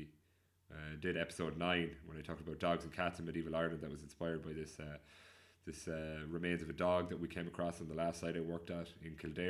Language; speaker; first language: English; native; English